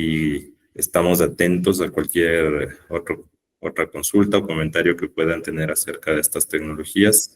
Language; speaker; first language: Spanish; native; Spanish